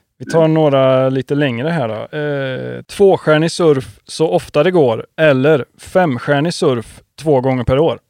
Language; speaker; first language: Swedish; native; Swedish